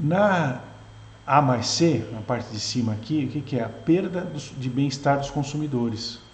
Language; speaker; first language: Portuguese; native; Portuguese